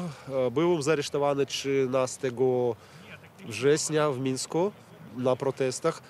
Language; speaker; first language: Ukrainian; non-native, learner; Belarusian